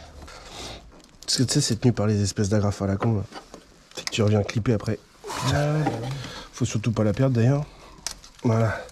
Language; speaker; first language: French; native; French